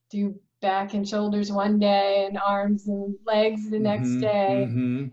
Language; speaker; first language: English; native; English